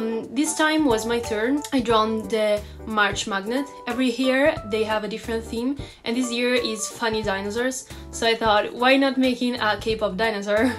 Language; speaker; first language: English; non-native, fluent; Italian